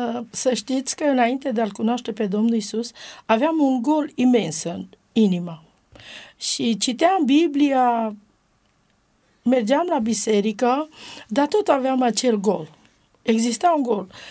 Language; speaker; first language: Romanian; non-native, local second language; Romany